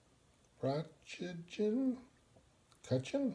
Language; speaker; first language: German; non-native, learner; English